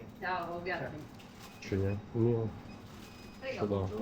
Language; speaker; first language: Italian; non-native, learner; Ukrainian